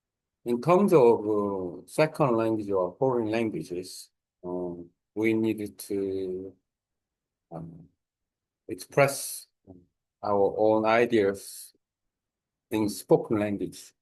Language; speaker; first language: English; non-native, learner; Korean